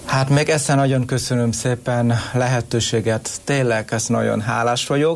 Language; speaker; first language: Hungarian; non-native, learner; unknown